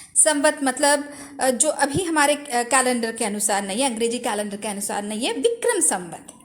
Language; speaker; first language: Hindi; non-native, local second language; Telugu